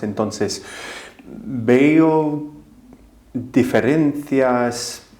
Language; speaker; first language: Spanish; non-native, fluent; English